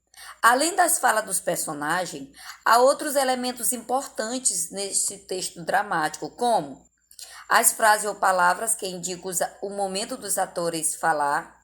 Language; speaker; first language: Portuguese; native; Portuguese